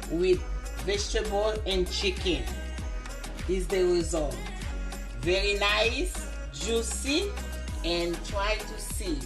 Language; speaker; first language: English; non-native, learner; Haitian Creole